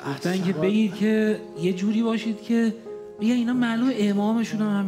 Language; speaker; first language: Persian; native; Persian